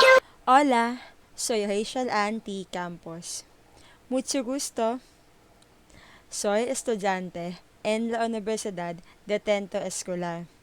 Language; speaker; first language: Spanish; non-native, learner; Filipino